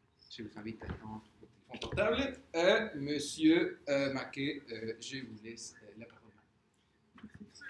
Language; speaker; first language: French; native; French